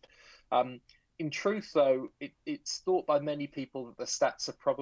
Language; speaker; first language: English; native; English